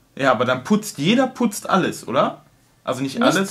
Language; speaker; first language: German; native; German